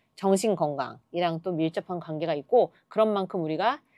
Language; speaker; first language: Korean; native; Korean